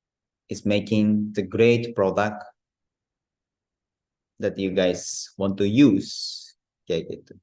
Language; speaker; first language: English; non-native, learner; Japanese